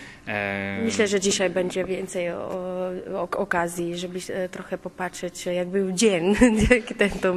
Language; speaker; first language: Polish; non-native, fluent; Slovenian